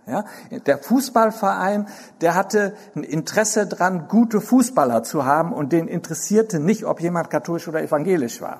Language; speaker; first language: German; native; German